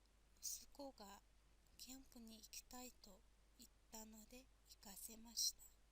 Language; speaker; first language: Japanese; non-native, fluent; Mongolian